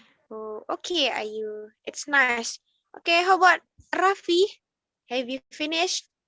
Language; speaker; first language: English; non-native, learner; Indonesian